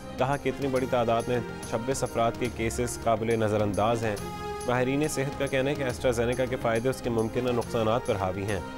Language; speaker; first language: Urdu; native; Urdu